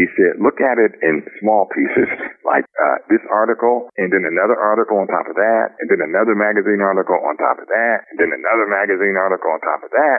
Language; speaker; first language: English; native; English